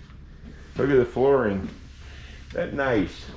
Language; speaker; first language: English; native; English